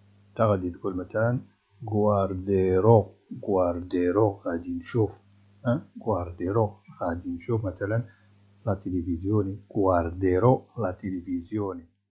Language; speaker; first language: Italian; non-native, fluent; Arabic